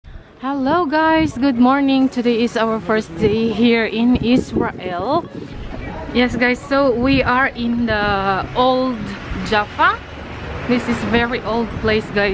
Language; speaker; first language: English; non-native, local second language; Filipino